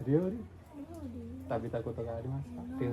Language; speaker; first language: Japanese; non-native, learner; Nepali